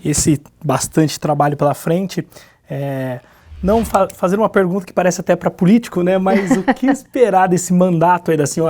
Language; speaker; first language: Portuguese; native; Portuguese